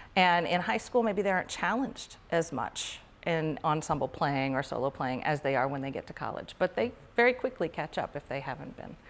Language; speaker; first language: English; native; English